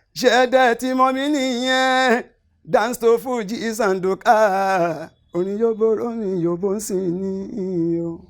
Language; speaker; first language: Yoruba; native; Yoruba